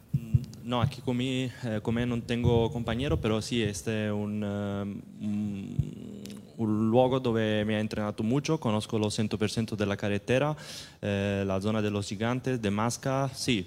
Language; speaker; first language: Spanish; non-native, learner; Italian